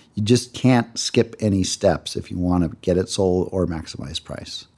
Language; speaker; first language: English; native; English